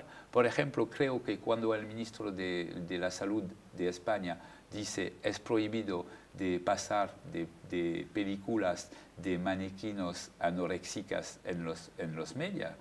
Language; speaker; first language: Spanish; non-native, fluent; French